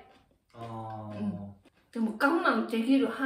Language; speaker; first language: Japanese; non-native, learner; Chinese